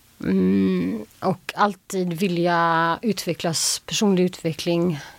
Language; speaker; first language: Swedish; early bilingual, other home language; Albanian